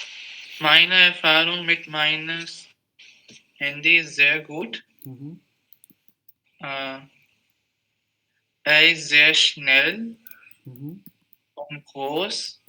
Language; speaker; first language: German; non-native, learner; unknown